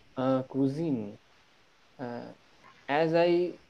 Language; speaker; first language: English; non-native, local second language; Bangla